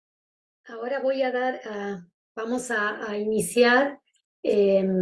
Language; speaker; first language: Spanish; native; Spanish